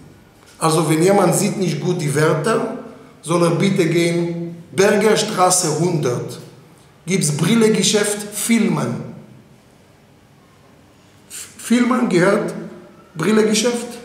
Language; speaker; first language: German; non-native, fluent; Hebrew